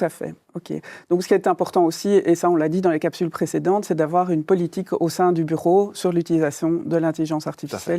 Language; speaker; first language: French; native; French